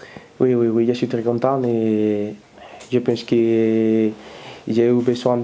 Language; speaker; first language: French; non-native, learner; Spanish